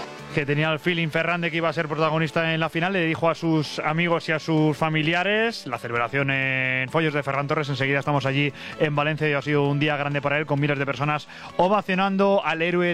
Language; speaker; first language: Spanish; native; Spanish